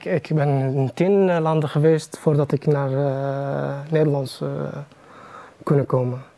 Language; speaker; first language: Dutch; non-native, learner; Arabic